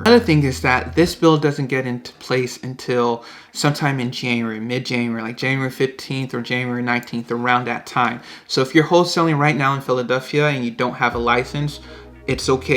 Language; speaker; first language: English; native; English